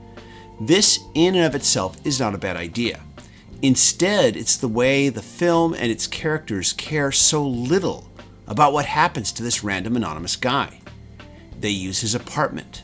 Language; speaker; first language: English; native; English